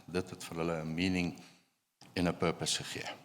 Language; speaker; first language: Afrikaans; native; Afrikaans